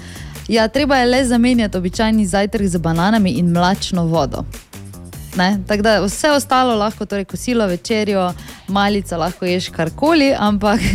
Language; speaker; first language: Slovenian; native; Slovenian